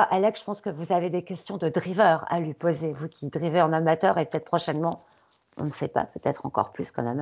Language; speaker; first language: French; native; French